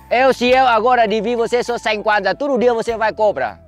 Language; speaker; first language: Portuguese; non-native, learner; Vietnamese